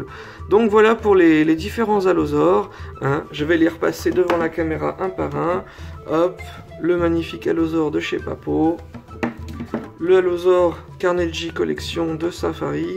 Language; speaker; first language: French; native; French